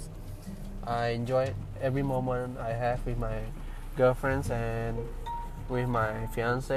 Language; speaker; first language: English; non-native, local second language; Malay